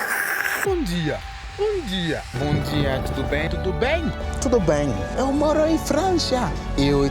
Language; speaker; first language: Portuguese; non-native, learner; French